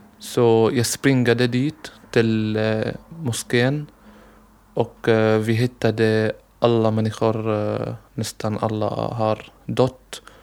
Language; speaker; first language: Swedish; non-native, learner; Arabic